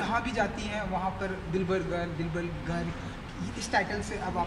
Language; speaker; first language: Hindi; native; Hindi